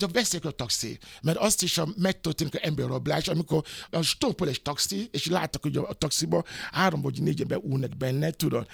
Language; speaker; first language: Hungarian; non-native, learner; Yoruba